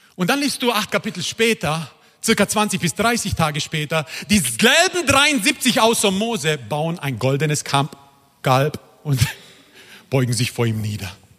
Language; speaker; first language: German; non-native, fluent; Croatian